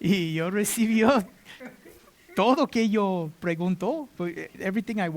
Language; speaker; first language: Spanish; non-native, learner; English